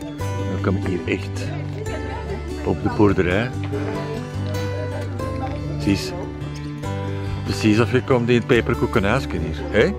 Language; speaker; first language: Dutch; native; Dutch